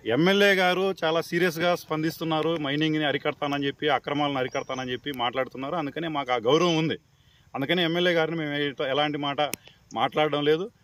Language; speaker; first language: Telugu; native; Telugu